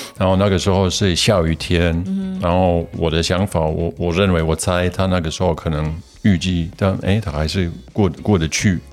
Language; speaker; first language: Chinese; non-native, fluent; German